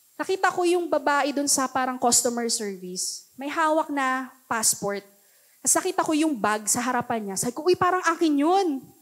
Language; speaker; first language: Filipino; early bilingual, heritage; Filipino